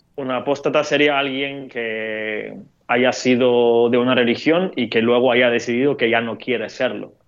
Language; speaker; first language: Spanish; non-native, fluent; Turkish